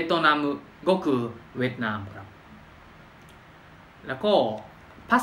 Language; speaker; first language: Thai; non-native, fluent; Japanese